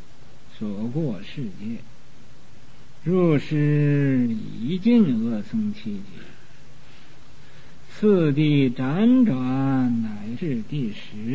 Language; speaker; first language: Chinese; native; Chinese